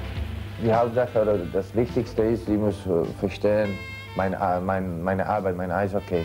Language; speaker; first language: German; non-native, learner; Czech